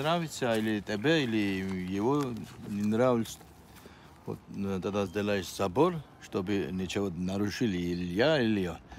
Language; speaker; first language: Russian; non-native, learner; Georgian